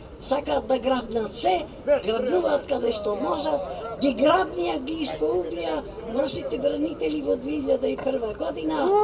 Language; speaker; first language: Macedonian; native; Macedonian